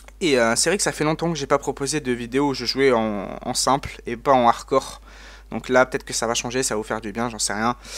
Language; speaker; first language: French; native; French